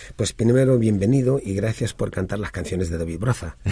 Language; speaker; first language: Spanish; early bilingual, other home language; Hebrew